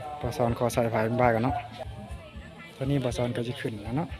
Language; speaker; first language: Thai; non-native, local second language; Lao